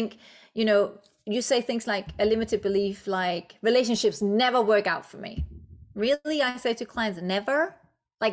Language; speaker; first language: English; non-native, fluent; Danish